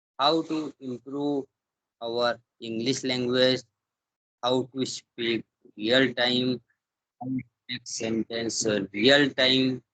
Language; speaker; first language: English; non-native, learner; Hindi